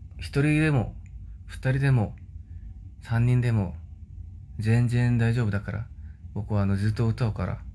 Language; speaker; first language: Japanese; non-native, fluent; Korean